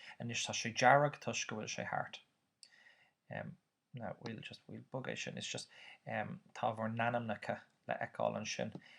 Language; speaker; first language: Irish; native; Irish